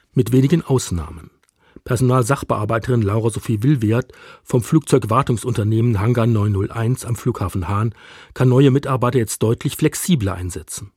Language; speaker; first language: German; native; German